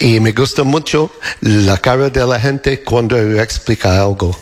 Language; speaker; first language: Spanish; non-native, learner; English